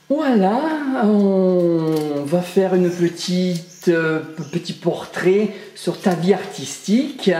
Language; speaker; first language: French; native; French